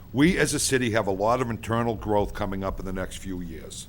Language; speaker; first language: English; native; English